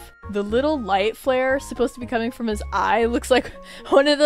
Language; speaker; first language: English; native; English